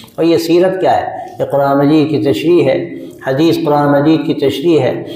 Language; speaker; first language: Urdu; native; Urdu